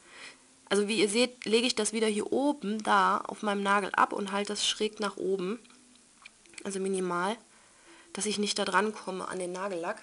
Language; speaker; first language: German; native; German